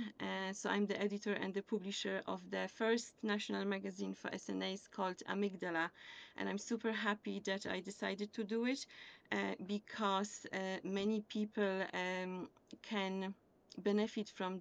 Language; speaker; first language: English; non-native, fluent; Polish